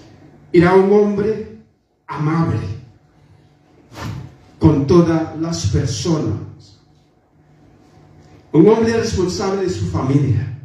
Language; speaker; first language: Spanish; non-native, fluent; Haitian Creole